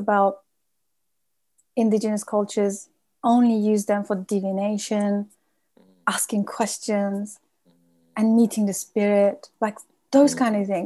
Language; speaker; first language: English; native; English